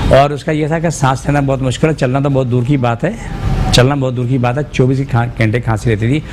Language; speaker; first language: Urdu; non-native, local second language; Pashto